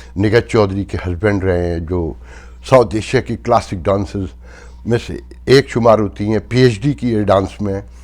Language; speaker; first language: Urdu; native; Urdu